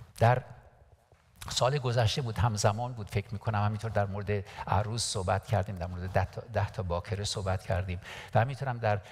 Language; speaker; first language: Persian; non-native, local second language; Armenian